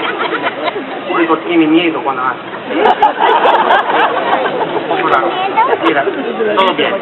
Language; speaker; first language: Spanish; non-native, fluent; Italian